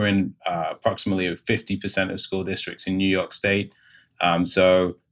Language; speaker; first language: English; native; English